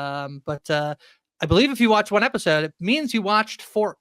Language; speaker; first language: English; native; English